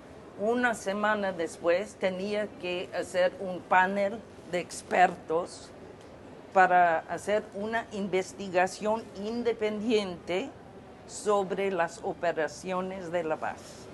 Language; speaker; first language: Spanish; non-native, fluent; English